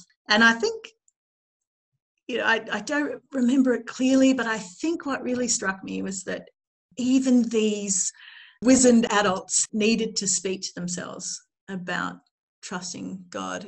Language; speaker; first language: English; native; English